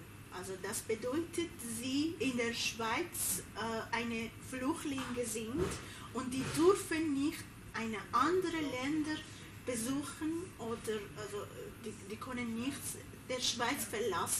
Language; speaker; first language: German; non-native, learner; Persian